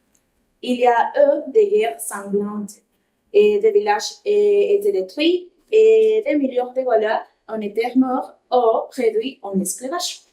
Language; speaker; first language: French; non-native, learner; Spanish